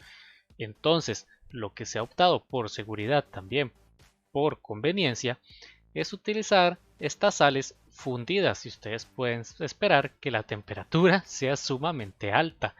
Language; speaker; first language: Spanish; native; Spanish